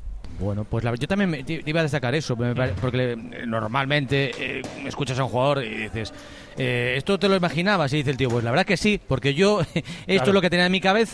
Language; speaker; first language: Spanish; native; Spanish